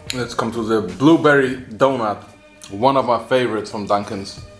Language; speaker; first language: English; non-native, fluent; German